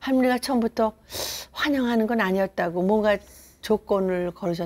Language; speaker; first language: Korean; native; Korean